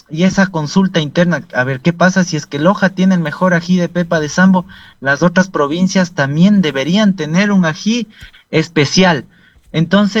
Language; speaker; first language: Spanish; native; Spanish